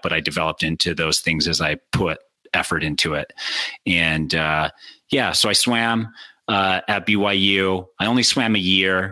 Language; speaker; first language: English; native; English